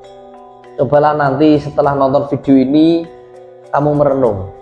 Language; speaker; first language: Indonesian; native; Indonesian